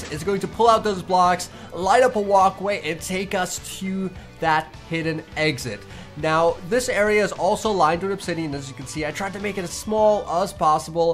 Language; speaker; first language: English; native; English